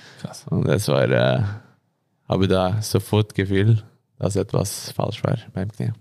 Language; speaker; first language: German; non-native, learner; Norwegian